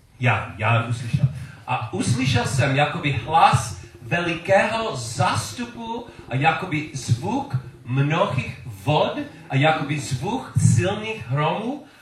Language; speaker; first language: Czech; non-native, learner; English